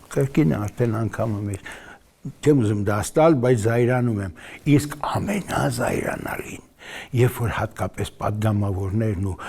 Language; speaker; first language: Armenian; native; Armenian